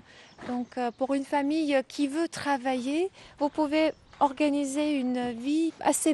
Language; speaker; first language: French; non-native, fluent; Croatian